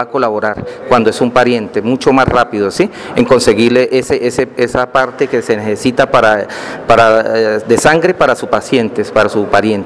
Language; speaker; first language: Spanish; native; Spanish